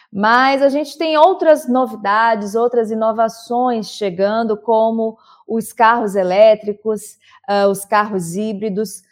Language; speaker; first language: Portuguese; native; Portuguese